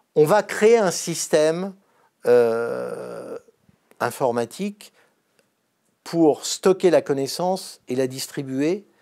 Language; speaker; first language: French; native; French